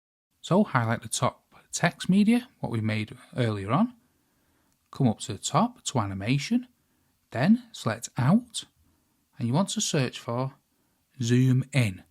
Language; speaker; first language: English; native; English